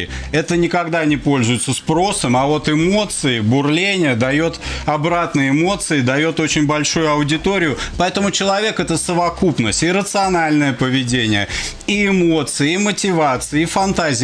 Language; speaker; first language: Russian; native; Russian